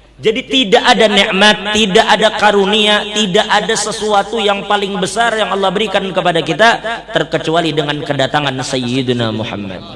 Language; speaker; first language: Indonesian; non-native, local second language; Banjar